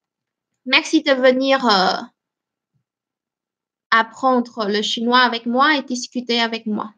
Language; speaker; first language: French; non-native, fluent; Chinese